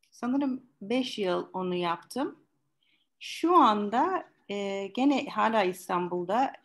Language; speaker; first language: Turkish; early bilingual, heritage; Turkish